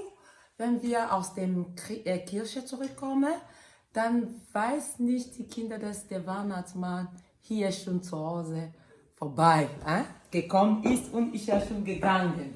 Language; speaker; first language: German; non-native, fluent; Lingala